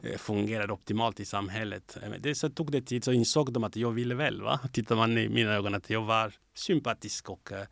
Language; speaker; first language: Swedish; non-native, fluent; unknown